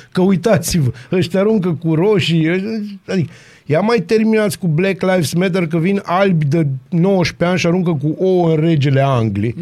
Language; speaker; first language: Romanian; native; Romanian